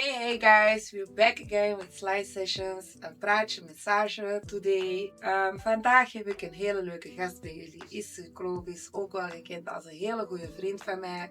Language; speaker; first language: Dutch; native; Dutch